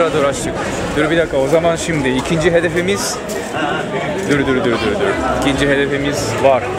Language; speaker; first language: Turkish; non-native, fluent; Japanese